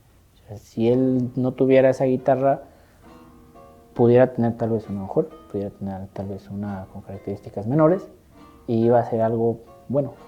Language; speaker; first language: Spanish; native; Spanish